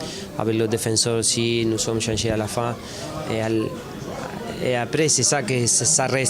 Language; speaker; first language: French; non-native, fluent; Spanish